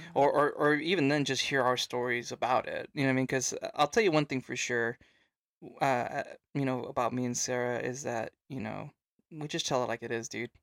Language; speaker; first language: English; native; English